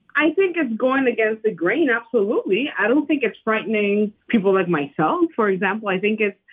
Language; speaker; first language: English; non-native, fluent; Spanish